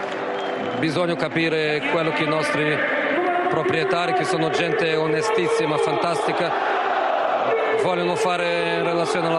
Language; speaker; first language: Italian; non-native, fluent; Portuguese